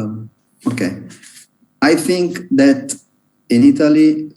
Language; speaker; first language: English; non-native, learner; Italian